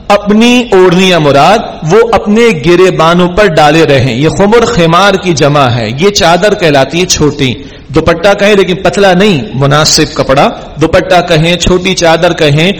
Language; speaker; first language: Urdu; native; Urdu